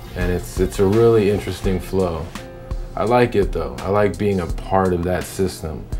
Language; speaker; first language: English; native; English